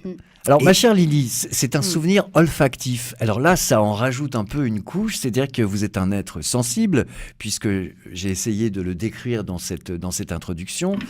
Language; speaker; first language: French; native; French